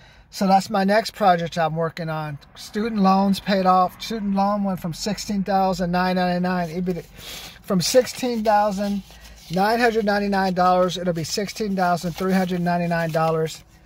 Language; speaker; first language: English; native; English